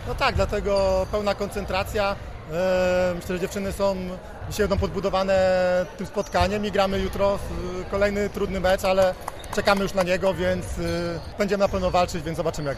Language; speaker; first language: Polish; native; Polish